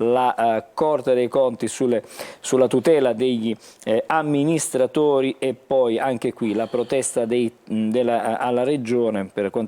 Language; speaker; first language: Italian; native; Italian